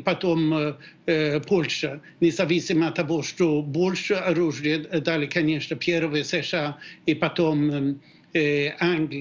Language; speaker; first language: Russian; non-native, fluent; Swedish